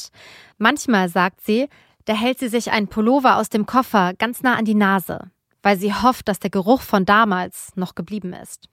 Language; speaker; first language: German; native; German